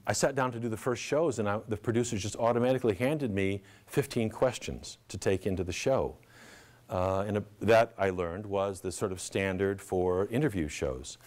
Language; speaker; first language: English; native; English